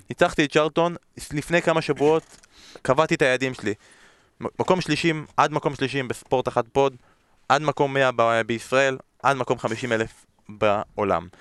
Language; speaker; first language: Hebrew; native; Hebrew